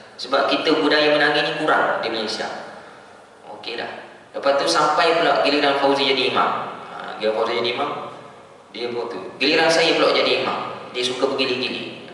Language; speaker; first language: Malay; native; Malay